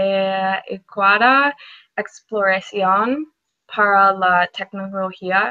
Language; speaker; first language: Spanish; non-native, learner; English